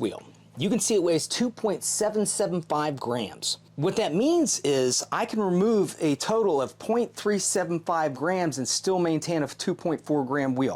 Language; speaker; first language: English; native; English